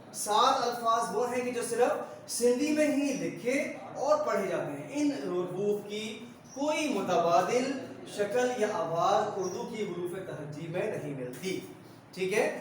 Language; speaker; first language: Urdu; native; Urdu